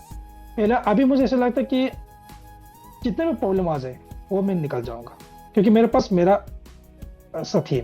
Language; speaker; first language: Hindi; non-native, local second language; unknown